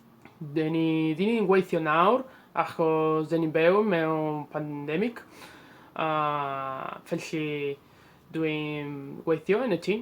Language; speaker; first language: Welsh; non-native, learner; Spanish